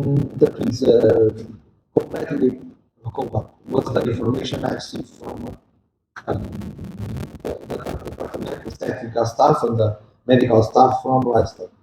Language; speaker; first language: English; non-native, learner; Portuguese